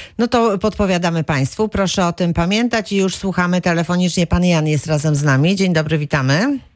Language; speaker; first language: Polish; native; Polish